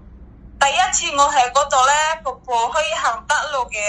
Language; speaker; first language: Cantonese; non-native, learner; Indonesian